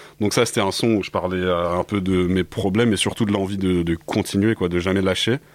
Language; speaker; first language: French; early bilingual, other home language; English